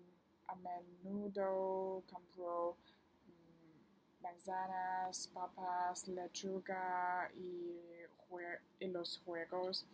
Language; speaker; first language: Spanish; non-native, learner; Chinese